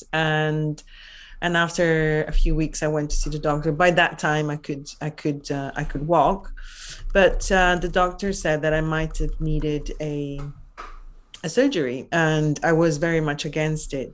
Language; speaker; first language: English; non-native, fluent; Italian